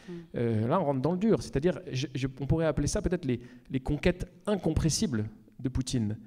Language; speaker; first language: French; native; French